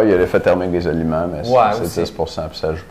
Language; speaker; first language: French; native; French